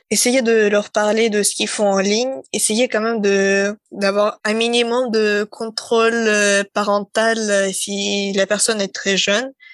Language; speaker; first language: French; non-native, fluent; Russian